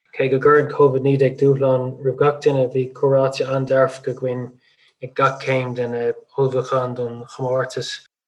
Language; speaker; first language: Irish; non-native, local second language; English